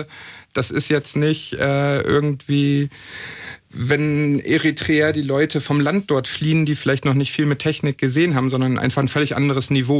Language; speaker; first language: German; native; German